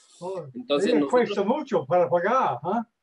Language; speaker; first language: Spanish; non-native, learner; English